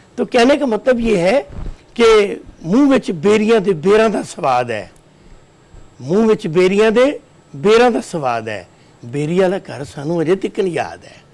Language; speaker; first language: Urdu; non-native, local second language; Punjabi